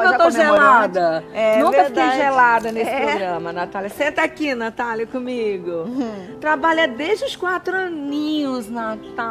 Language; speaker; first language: Portuguese; native; Portuguese